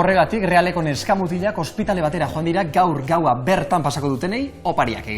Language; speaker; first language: Basque; native; Basque